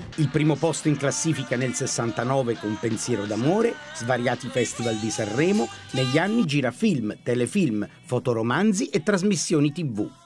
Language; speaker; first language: Italian; native; Italian